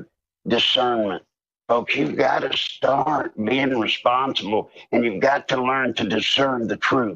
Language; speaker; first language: English; native; English